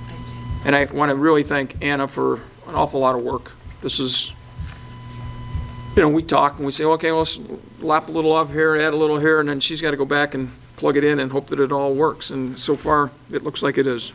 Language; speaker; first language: English; native; English